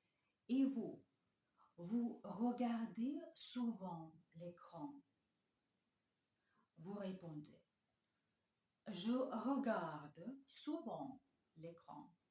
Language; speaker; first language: French; non-native, fluent; Russian